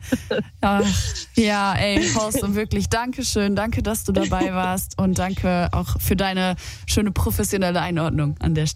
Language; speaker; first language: German; native; German